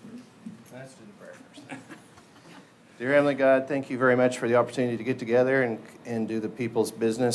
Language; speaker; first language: English; native; English